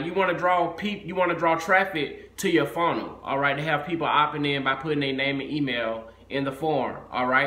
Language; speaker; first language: English; native; English